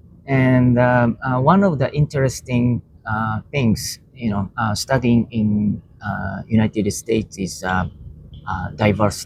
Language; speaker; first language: English; non-native, learner; Japanese